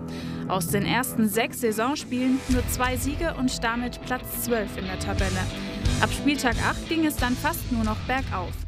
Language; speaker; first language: German; native; German